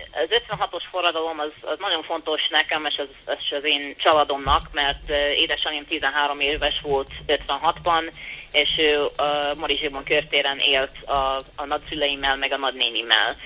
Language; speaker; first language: Hungarian; early bilingual, heritage; Hungarian